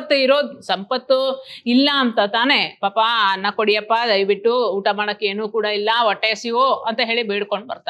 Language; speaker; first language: Kannada; native; Kannada